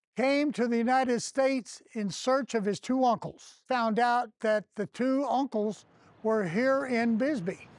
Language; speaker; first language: English; native; English